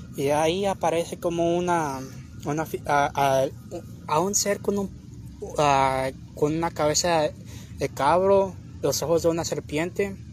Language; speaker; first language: Spanish; early bilingual, heritage; Spanish